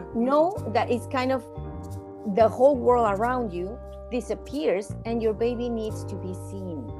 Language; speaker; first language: English; non-native, fluent; Spanish